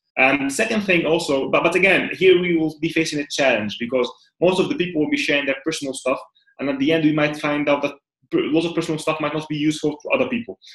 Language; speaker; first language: English; non-native, fluent; Arabic